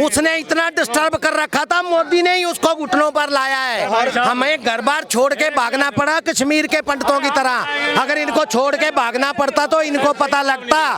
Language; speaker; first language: Hindi; non-native, local second language; Punjabi